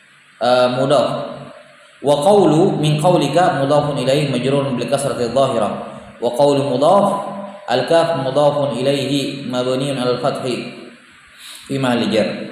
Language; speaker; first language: Arabic; non-native, fluent; Indonesian